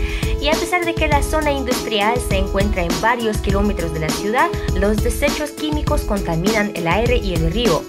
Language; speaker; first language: Spanish; non-native, fluent; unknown